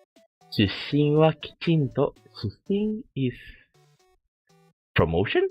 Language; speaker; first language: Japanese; non-native, fluent; Malay